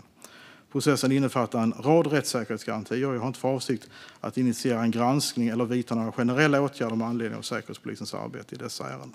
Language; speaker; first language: Swedish; native; Swedish